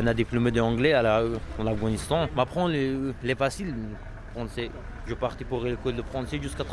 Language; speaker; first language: French; non-native, learner; Pashto